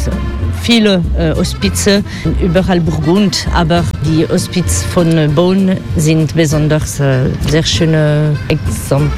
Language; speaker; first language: German; non-native, fluent; French